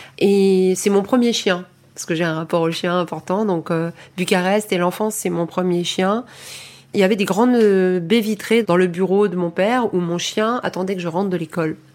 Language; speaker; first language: French; early bilingual, heritage; French